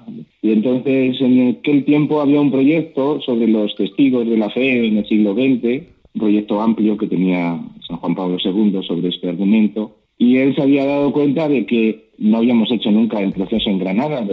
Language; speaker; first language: Spanish; native; Spanish